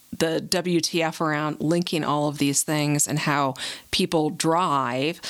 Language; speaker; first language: English; native; English